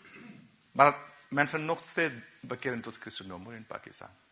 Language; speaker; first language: Dutch; non-native, learner; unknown